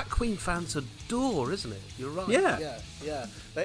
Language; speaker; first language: English; early bilingual, other home language; Hindi